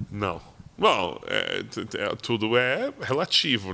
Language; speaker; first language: Portuguese; non-native, fluent; English